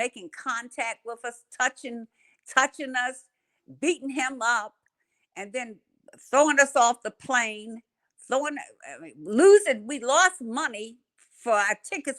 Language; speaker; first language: English; native; English